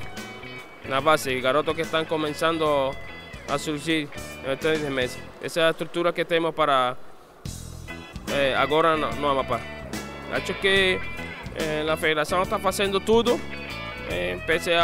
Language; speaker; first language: Portuguese; non-native, fluent; Spanish